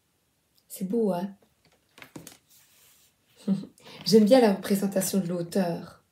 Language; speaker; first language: French; native; French